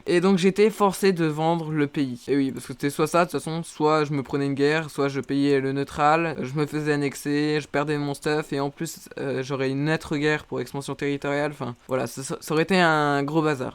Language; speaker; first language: French; native; French